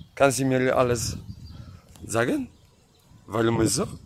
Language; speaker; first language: German; non-native, learner; Polish